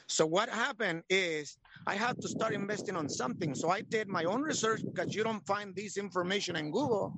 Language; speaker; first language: English; non-native, learner; Spanish